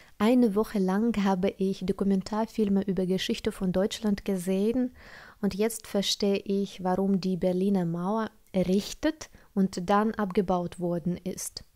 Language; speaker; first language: German; non-native, fluent; Russian